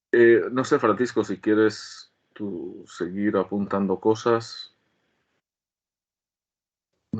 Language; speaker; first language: Spanish; native; Spanish